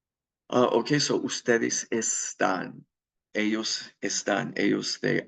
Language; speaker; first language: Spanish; non-native, fluent; English